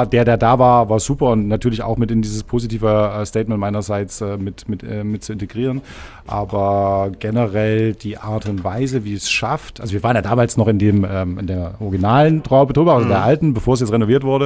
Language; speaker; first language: German; native; German